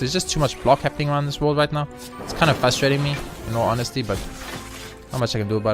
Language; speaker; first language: English; native; English